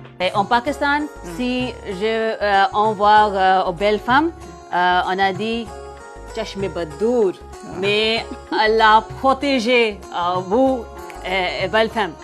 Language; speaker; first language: French; non-native, learner; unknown